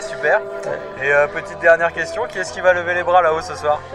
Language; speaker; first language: French; native; French